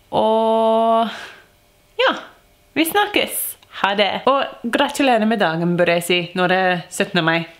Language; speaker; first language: Norwegian; non-native, learner; English